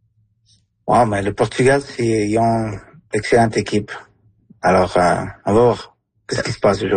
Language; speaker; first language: French; early bilingual, other home language; Spanish